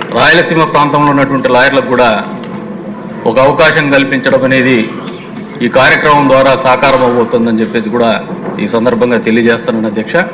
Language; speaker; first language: Telugu; native; Telugu